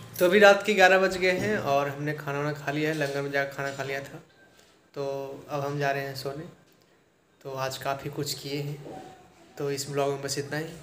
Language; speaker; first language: Hindi; native; Hindi